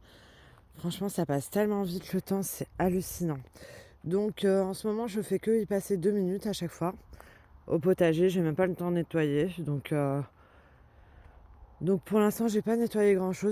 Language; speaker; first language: French; native; French